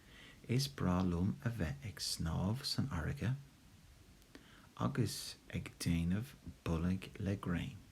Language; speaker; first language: Irish; non-native, local second language; English